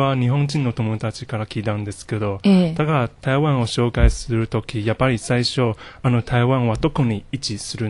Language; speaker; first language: Japanese; non-native, fluent; Chinese